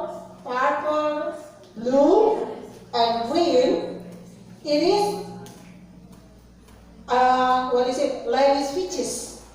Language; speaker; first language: English; non-native, fluent; Indonesian